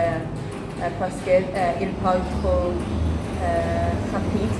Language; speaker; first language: French; non-native, learner; English